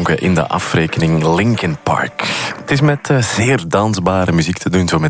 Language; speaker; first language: Dutch; native; Dutch